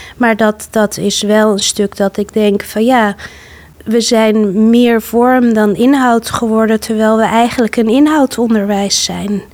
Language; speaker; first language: Dutch; native; Dutch